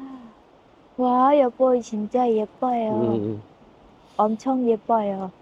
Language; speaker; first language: Korean; non-native, learner; Thai